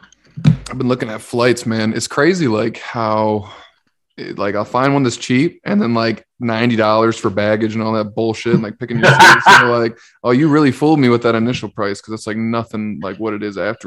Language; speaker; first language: English; native; English